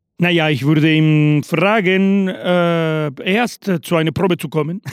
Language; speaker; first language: German; non-native, learner; Spanish